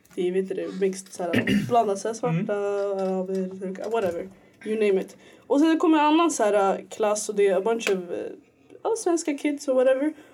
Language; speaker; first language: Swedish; early bilingual, other home language; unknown